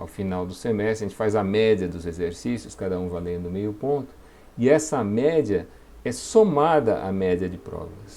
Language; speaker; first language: Portuguese; native; Portuguese